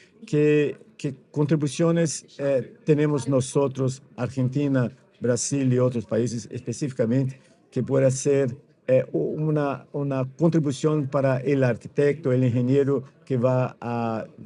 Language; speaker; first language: Spanish; non-native, fluent; Portuguese